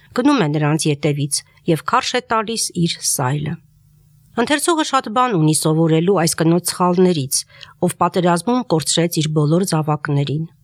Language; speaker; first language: Armenian; native; Armenian